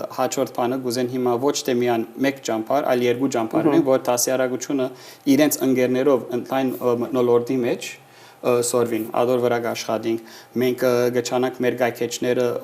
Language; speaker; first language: Armenian; early bilingual, heritage; Armenian